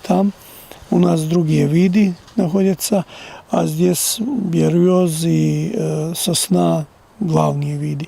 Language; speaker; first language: Russian; non-native, learner; Serbian